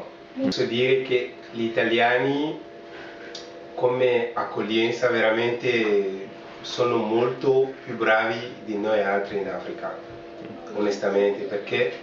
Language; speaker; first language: Italian; non-native, fluent; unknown